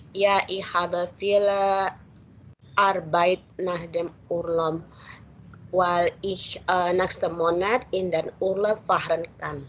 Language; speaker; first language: German; non-native, learner; Indonesian